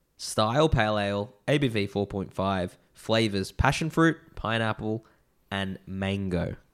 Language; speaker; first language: English; native; English